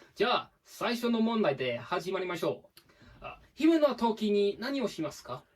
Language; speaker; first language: Japanese; non-native, fluent; English